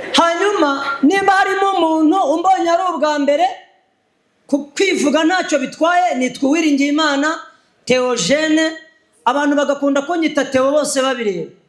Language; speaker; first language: Kinyarwanda; native; Kinyarwanda